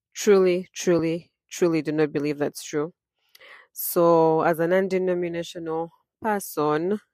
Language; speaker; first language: English; non-native, local second language; Ganda